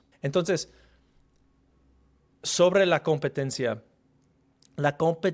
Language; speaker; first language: Spanish; non-native, fluent; English